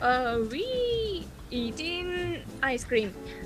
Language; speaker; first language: English; non-native, learner; Russian